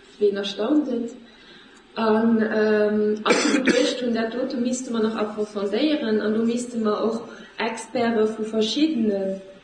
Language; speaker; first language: Luxembourgish; native; Luxembourgish